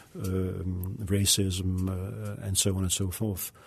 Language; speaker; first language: English; non-native, fluent; Danish